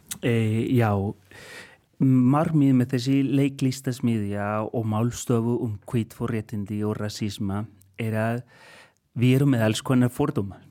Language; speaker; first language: Icelandic; non-native, fluent; Spanish